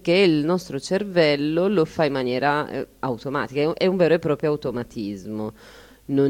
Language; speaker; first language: Italian; native; Italian